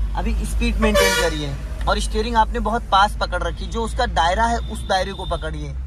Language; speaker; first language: Hindi; native; Hindi